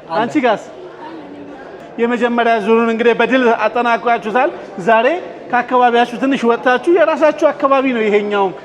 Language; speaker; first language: Amharic; native; Amharic